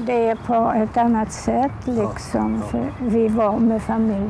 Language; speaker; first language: Swedish; non-native, fluent; Polish